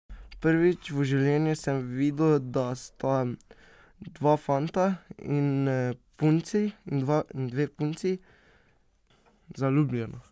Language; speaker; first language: Slovenian; non-native, learner; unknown